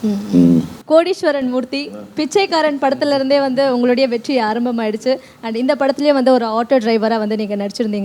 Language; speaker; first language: Tamil; native; Tamil